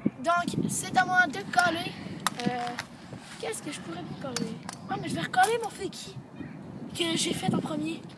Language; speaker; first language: French; native; French